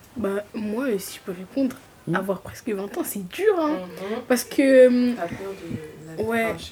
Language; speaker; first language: French; early bilingual, other home language; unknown